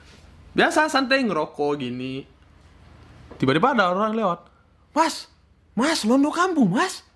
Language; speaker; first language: Indonesian; early bilingual, other home language; Russian